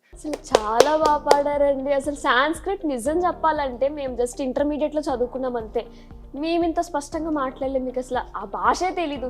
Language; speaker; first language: Telugu; native; Telugu